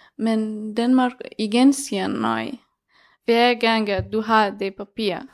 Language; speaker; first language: Danish; non-native, learner; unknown